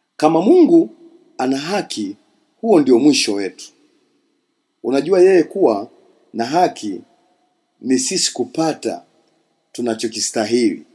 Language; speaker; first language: Swahili; non-native, local second language; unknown